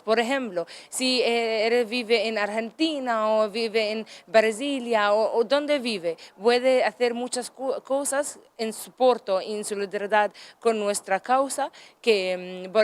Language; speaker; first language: Spanish; non-native, learner; Arabic